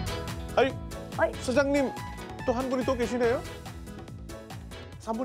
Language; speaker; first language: Korean; non-native, fluent; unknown